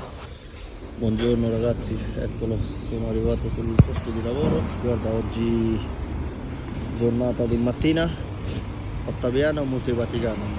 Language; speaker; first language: Italian; non-native, learner; Bangla